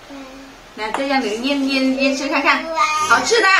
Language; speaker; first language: Chinese; non-native, learner; Vietnamese